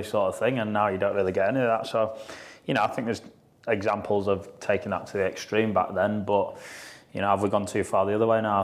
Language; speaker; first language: English; native; English